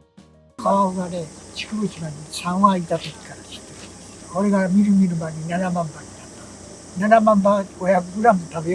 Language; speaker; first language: Japanese; native; Japanese